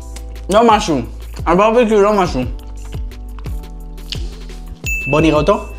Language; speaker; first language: Hebrew; native; Hebrew